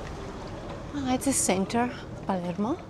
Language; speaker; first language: English; non-native, learner; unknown